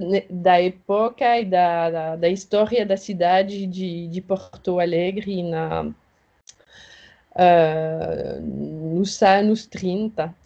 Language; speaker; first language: Portuguese; non-native, fluent; French